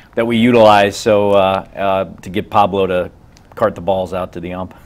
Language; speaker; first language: English; native; English